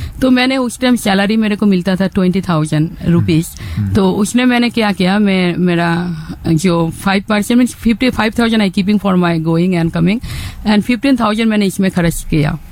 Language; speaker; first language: Hindi; non-native, fluent; Bangla